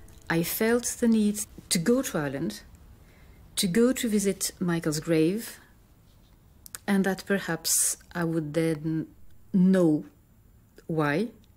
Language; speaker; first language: English; non-native, fluent; French